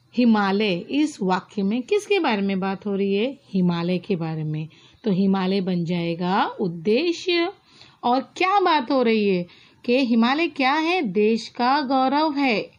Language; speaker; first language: Hindi; non-native, local second language; Marathi